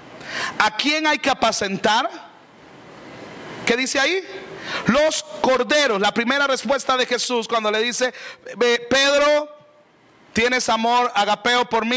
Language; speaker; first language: Spanish; native; Spanish